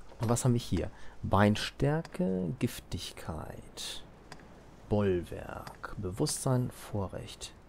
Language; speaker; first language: German; native; German